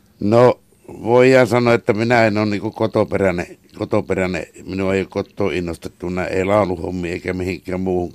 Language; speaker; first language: Finnish; native; Finnish